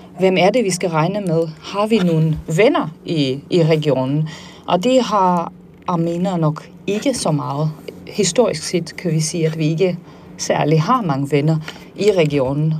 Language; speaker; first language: Danish; non-native, fluent; Armenian